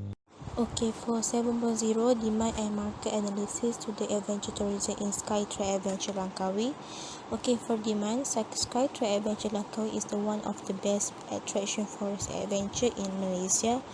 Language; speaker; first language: English; non-native, local second language; Malay